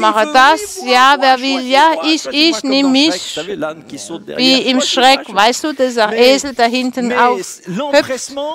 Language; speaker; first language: German; non-native, fluent; French